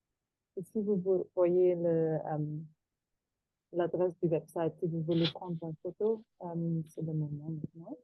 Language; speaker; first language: French; non-native, fluent; German